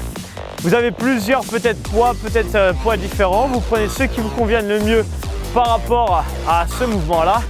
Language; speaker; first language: French; native; French